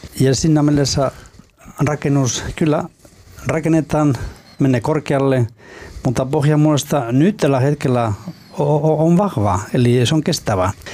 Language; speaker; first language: Finnish; non-native, fluent; Spanish